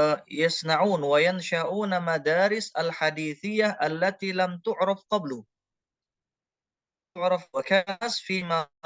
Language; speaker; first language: Arabic; non-native, learner; Indonesian